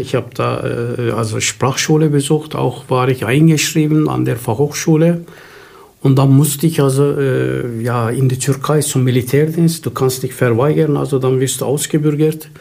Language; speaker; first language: German; non-native, fluent; Turkish